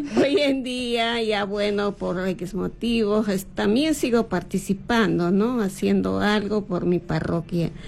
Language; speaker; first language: Spanish; native; Spanish